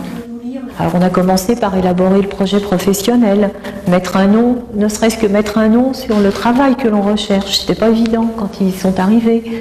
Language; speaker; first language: French; native; French